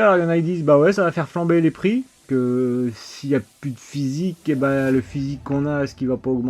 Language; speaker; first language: French; native; French